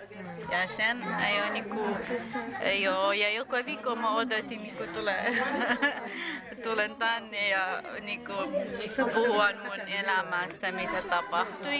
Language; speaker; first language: Finnish; non-native, learner; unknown